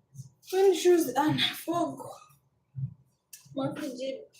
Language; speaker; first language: Arabic; non-native, learner; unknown